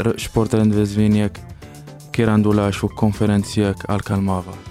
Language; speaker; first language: Hungarian; non-native, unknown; Arabic